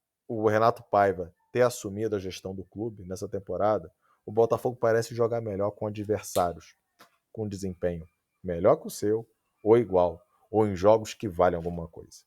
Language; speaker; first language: Portuguese; native; Portuguese